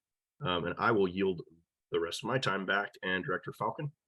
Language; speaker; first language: English; native; English